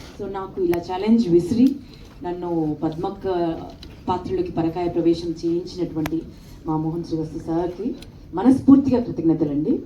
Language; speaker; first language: Telugu; native; Telugu